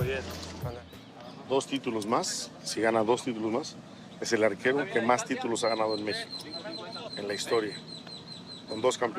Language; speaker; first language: Spanish; native; Spanish